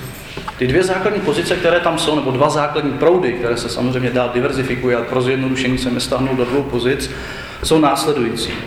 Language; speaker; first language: Czech; native; Czech